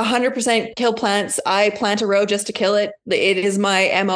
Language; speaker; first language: English; native; English